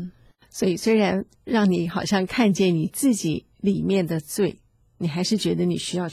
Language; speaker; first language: Chinese; native; Chinese